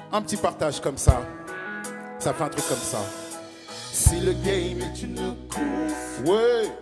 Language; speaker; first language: French; native; French